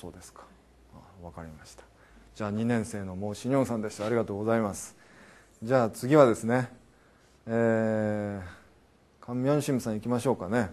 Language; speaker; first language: Japanese; native; Japanese